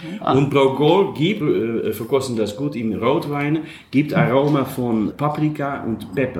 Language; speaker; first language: German; non-native, learner; Dutch